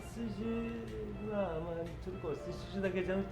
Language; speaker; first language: Japanese; non-native, learner; Turkish